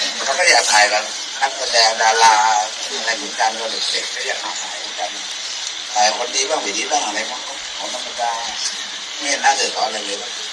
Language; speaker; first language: Thai; native; Thai